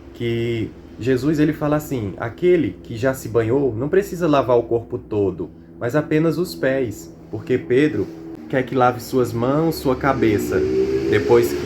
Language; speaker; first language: Portuguese; native; Portuguese